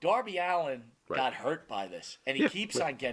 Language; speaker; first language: English; native; English